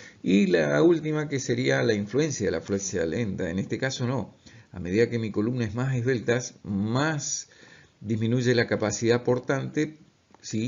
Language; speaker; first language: Spanish; native; Spanish